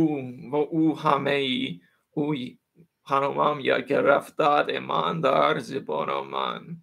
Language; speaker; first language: Persian; non-native, learner; English